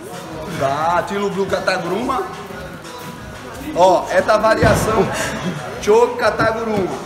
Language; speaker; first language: Russian; non-native, learner; Portuguese